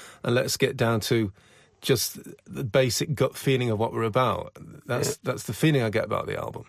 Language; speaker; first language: English; native; English